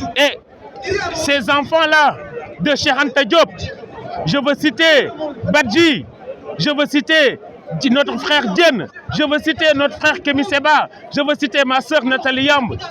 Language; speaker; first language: French; non-native, local second language; Wolof